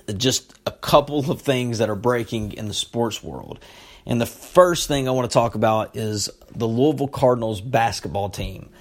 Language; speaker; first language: English; native; English